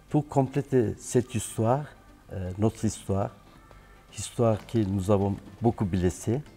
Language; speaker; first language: French; non-native, learner; Turkish